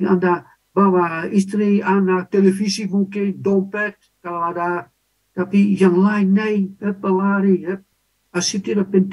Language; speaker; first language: Indonesian; non-native, fluent; Dutch